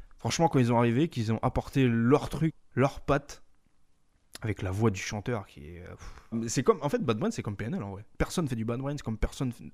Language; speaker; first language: French; native; French